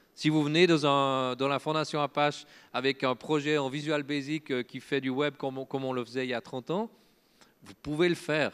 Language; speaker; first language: French; native; French